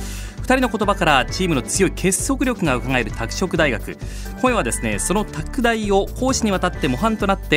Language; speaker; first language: Japanese; native; Japanese